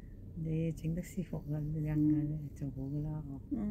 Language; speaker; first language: Cantonese; native; Cantonese